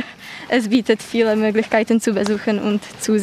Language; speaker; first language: German; non-native, learner; Czech